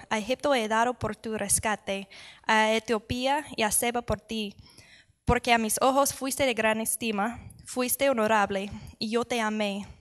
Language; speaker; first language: Spanish; non-native, fluent; English